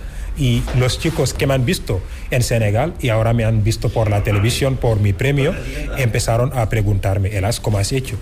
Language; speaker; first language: Spanish; non-native, fluent; Wolof